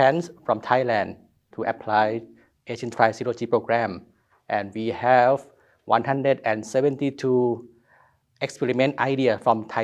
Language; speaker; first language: English; non-native, learner; Thai